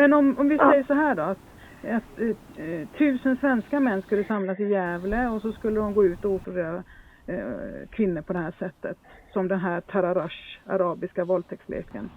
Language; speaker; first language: Swedish; native; Swedish